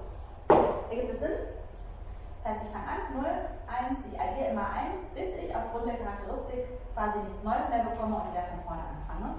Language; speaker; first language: German; native; German